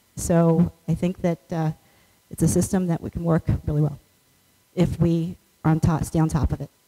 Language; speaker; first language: English; native; English